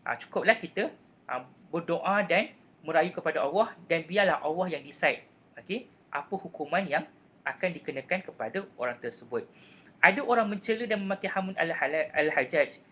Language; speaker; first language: Malay; native; Malay